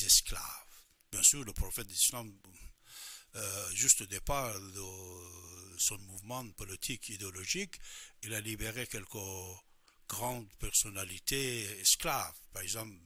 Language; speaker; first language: French; non-native, fluent; Persian